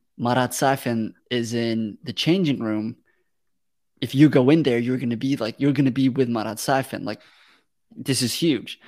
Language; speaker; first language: English; early bilingual, other home language; Russian